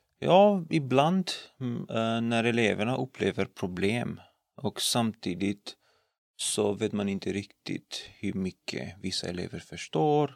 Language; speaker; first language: Swedish; non-native, fluent; Romanian